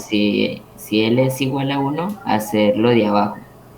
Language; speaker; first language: Spanish; native; Spanish